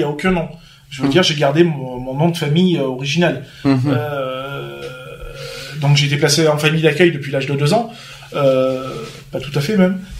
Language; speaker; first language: French; native; French